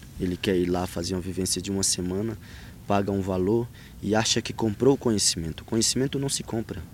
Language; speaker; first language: Portuguese; non-native, local second language; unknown